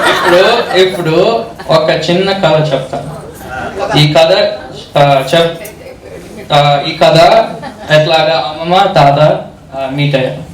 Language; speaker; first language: Telugu; early bilingual, heritage; Telugu